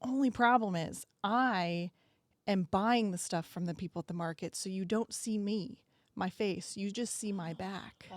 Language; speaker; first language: English; native; English